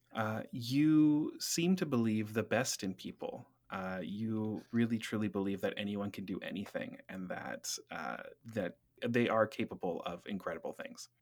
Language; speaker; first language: English; native; English